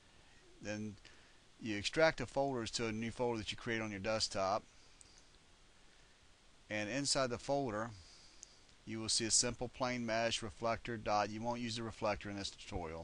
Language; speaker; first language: English; native; English